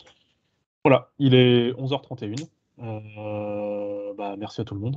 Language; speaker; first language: French; native; French